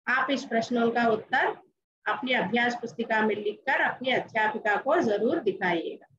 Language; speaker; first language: Hindi; non-native, local second language; Telugu